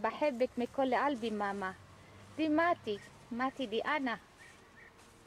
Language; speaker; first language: Arabic; native; Arabic